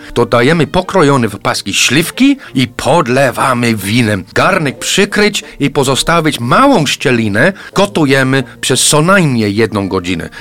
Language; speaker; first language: Polish; non-native, fluent; English